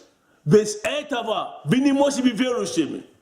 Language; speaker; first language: Russian; non-native, learner; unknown